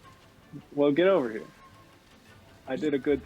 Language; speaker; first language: English; native; English